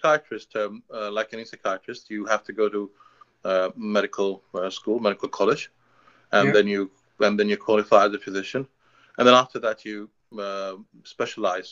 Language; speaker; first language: English; non-native, local second language; Hindi